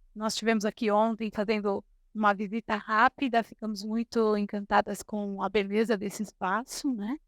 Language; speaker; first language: Portuguese; native; Portuguese